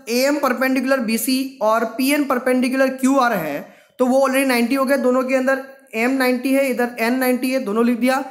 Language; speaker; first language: Hindi; non-native, local second language; Gujarati